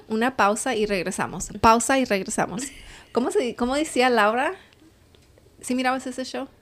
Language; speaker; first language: Spanish; early bilingual, heritage; Spanish